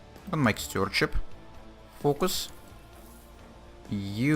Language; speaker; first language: English; non-native, fluent; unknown